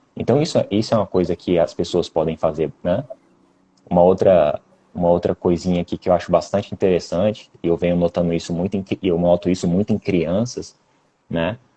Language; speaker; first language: Portuguese; native; Portuguese